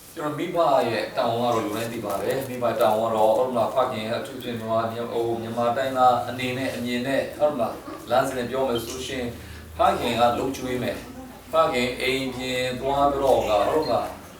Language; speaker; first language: Burmese; non-native, local second language; Hakha Chin